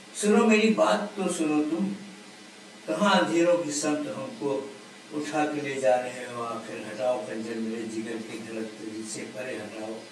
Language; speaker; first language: Urdu; native; Urdu